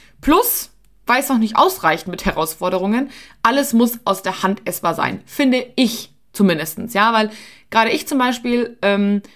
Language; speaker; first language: German; native; German